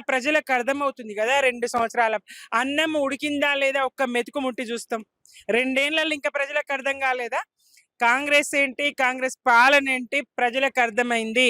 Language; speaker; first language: Telugu; native; Telugu